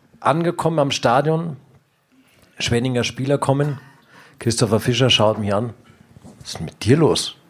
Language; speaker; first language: German; native; German